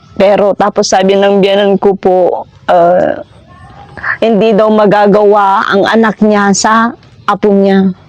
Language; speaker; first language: Filipino; non-native, local second language; Iloko